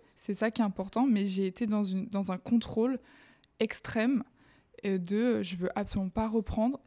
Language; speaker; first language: French; native; French